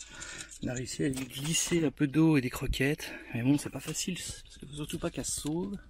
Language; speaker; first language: French; native; French